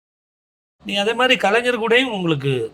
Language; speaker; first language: Tamil; native; Tamil